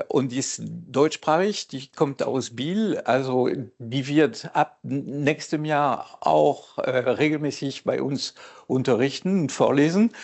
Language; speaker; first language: German; non-native, local second language; French